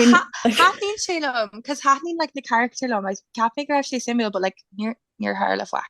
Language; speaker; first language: Irish; non-native, local second language; English